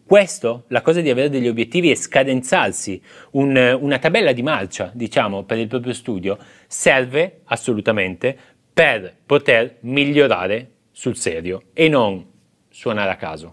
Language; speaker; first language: Italian; native; Italian